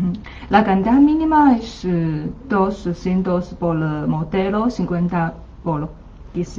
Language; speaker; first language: Spanish; non-native, learner; Chinese